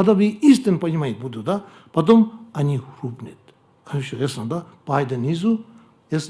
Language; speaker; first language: Russian; non-native, learner; Tibetan